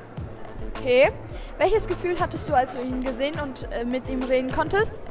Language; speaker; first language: German; native; German